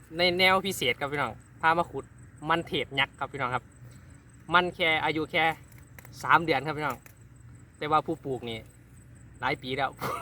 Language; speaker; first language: Thai; native; Thai